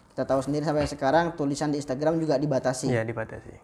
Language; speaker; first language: Indonesian; non-native, local second language; Madurese